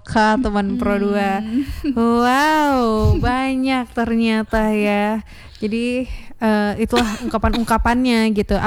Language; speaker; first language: Indonesian; non-native, local second language; Minangkabau